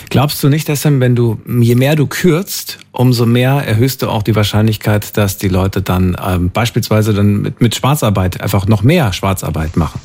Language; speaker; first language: German; native; German